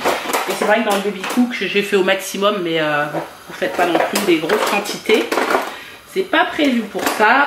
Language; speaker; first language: French; native; French